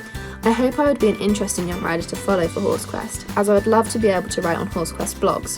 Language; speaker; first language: English; native; English